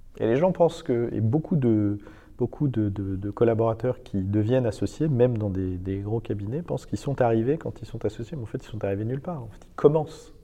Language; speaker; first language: French; non-native, fluent; Persian